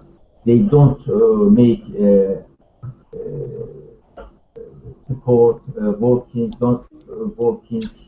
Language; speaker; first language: English; non-native, learner; Turkish